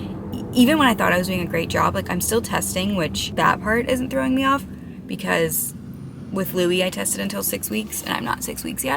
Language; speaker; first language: English; native; English